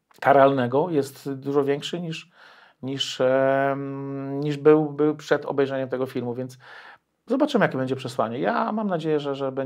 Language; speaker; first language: Polish; native; Polish